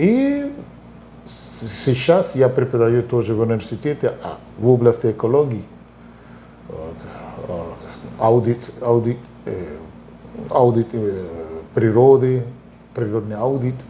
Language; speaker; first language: Russian; non-native, fluent; Spanish